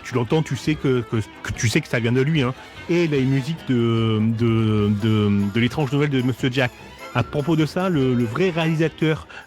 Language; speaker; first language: French; native; French